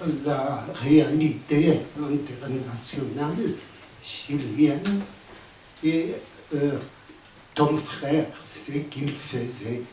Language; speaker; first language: French; non-native, fluent; Spanish